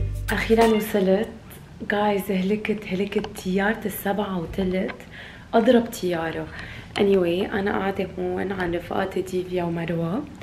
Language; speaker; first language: Arabic; early bilingual, heritage; Arabic